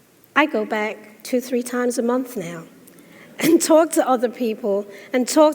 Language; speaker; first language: English; native; English